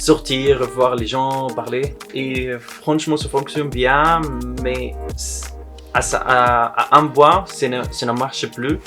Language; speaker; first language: French; non-native, learner; Arabic